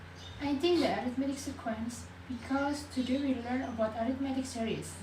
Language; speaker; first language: English; non-native, learner; Indonesian